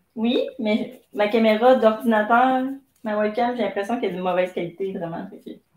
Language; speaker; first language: French; native; French